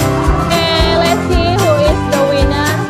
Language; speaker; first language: English; non-native, learner; Indonesian